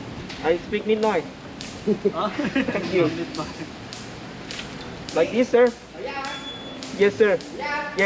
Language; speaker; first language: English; non-native, learner; Thai